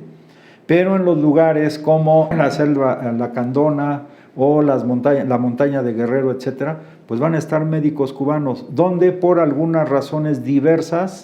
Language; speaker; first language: Spanish; native; Spanish